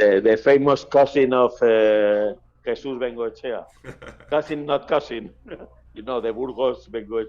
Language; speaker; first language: English; non-native, fluent; Spanish